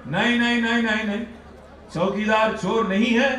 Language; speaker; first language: Hindi; non-native, local second language; Telugu